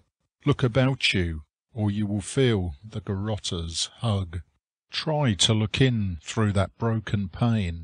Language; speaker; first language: English; native; English